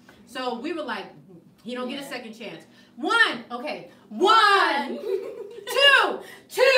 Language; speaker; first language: English; native; English